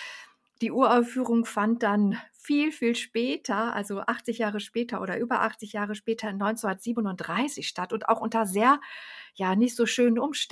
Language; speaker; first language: German; native; German